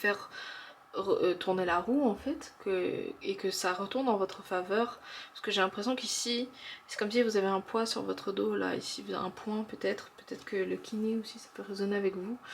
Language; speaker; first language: French; native; French